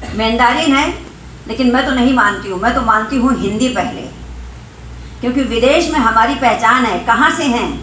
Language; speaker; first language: Hindi; native; Hindi